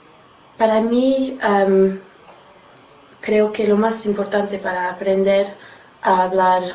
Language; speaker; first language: Spanish; non-native, learner; English